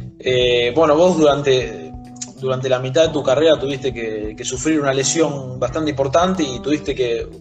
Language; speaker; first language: Spanish; native; Spanish